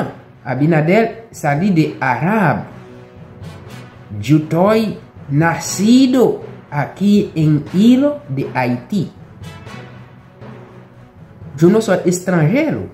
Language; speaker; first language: Spanish; non-native, local second language; Haitian Creole